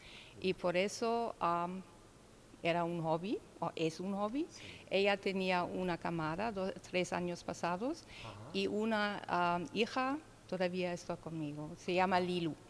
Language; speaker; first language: Spanish; non-native, learner; German